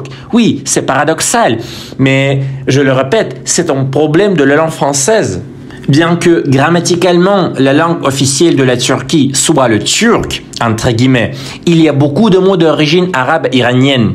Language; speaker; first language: French; non-native, fluent; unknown